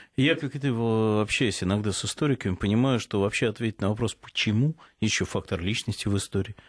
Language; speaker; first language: Russian; native; Russian